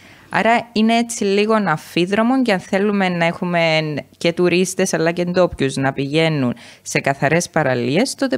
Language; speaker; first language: Greek; native; Greek